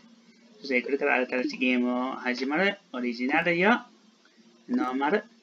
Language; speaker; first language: Japanese; non-native, learner; English